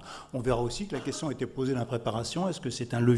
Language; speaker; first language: French; native; French